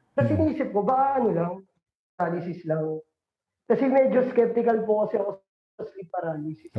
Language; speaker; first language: Filipino; native; Filipino